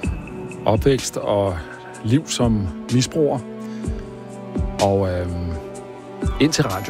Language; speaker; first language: Danish; native; Danish